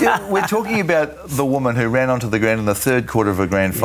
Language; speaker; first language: English; native; English